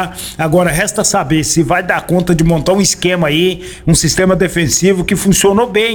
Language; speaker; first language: Portuguese; native; Portuguese